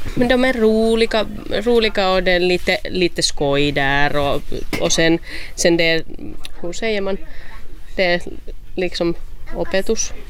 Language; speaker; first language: Swedish; non-native, local second language; Finnish